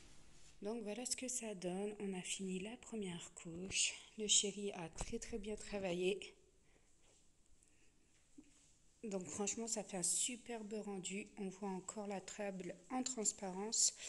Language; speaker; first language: French; native; French